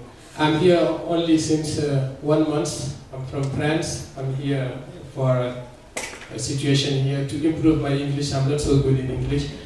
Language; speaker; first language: English; non-native, learner; Arabic